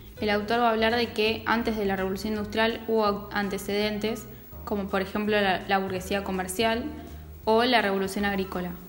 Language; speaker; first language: Spanish; native; Spanish